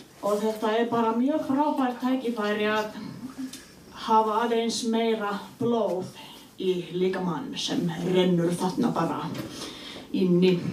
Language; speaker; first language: Icelandic; non-native, fluent; Swedish